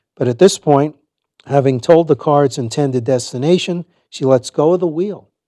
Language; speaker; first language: English; native; English